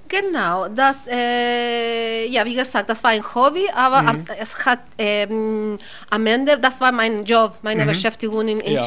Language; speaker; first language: German; non-native, learner; Spanish